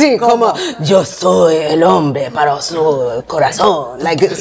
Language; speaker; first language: Spanish; non-native, learner; English